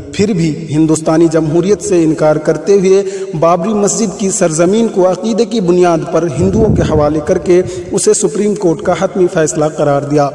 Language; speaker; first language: Urdu; native; Urdu